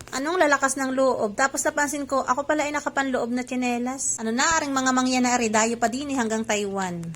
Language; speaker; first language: Filipino; native; Filipino